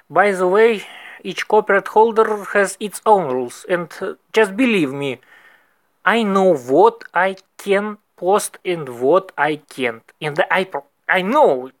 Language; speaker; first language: English; non-native, learner; Russian